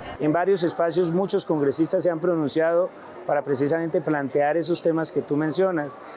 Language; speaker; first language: Spanish; native; Spanish